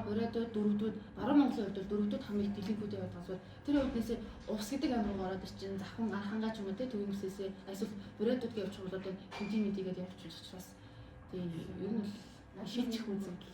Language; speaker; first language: Mongolian; native; Mongolian